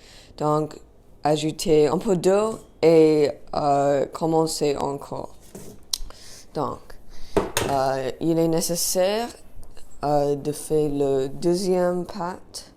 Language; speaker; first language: French; non-native, learner; English